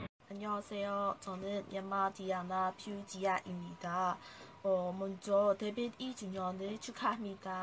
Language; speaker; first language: Korean; non-native, learner; Burmese